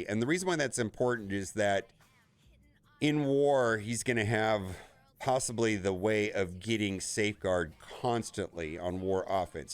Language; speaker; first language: English; native; English